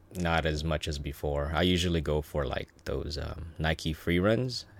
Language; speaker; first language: English; early bilingual, other home language; Filipino